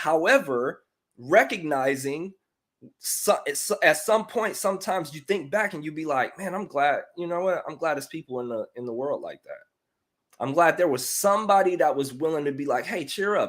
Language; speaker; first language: English; native; English